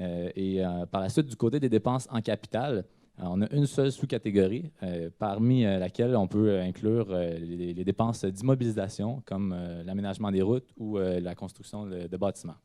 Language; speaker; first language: French; native; French